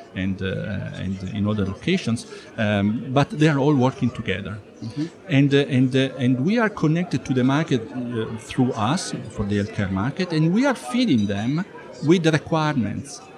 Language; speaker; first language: English; non-native, fluent; Italian